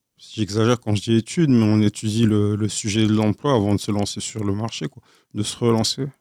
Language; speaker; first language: French; native; French